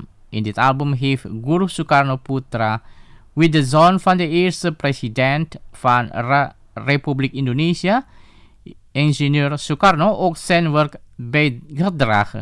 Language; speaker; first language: Dutch; non-native, fluent; Indonesian